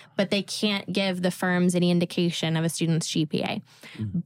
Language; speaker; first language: English; native; English